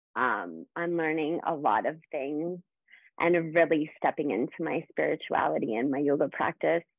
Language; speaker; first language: English; native; English